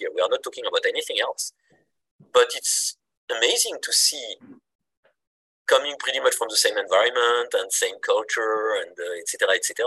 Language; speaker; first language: English; non-native, fluent; French